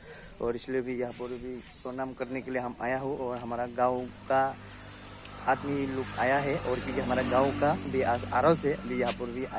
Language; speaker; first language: Hindi; non-native, local second language; Bodo